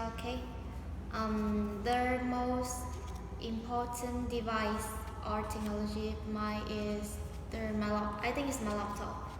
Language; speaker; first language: English; non-native, learner; Vietnamese